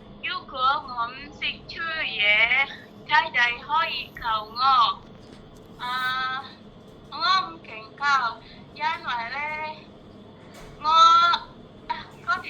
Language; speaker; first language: Cantonese; non-native, learner; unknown